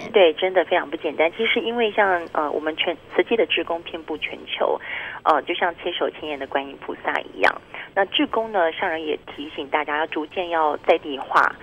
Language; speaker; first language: Chinese; native; Chinese